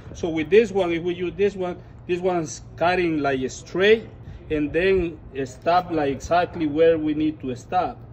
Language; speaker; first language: English; non-native, learner; Spanish